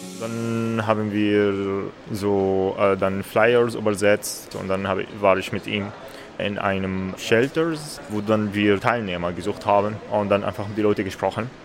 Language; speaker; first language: German; non-native, learner; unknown